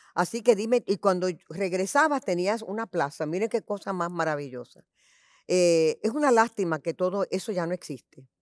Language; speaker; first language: Spanish; early bilingual, heritage; Spanish